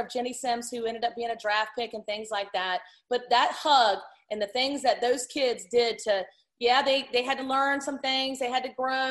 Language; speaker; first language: English; native; English